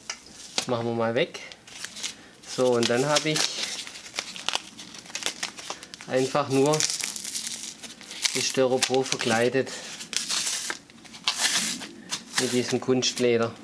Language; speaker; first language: German; native; German